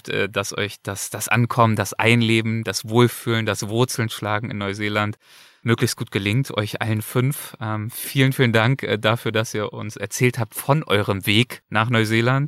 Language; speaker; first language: German; native; German